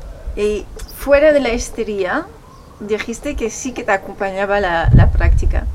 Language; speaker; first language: Spanish; non-native, fluent; French